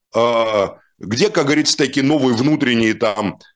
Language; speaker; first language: Russian; native; Russian